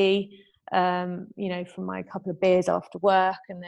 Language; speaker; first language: English; native; English